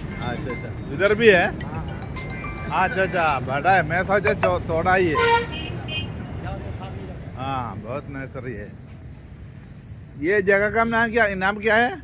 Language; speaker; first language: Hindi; non-native, local second language; Malayalam